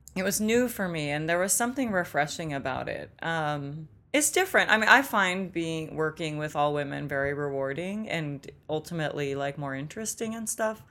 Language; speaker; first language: English; native; English